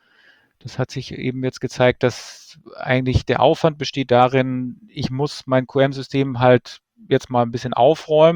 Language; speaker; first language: German; native; German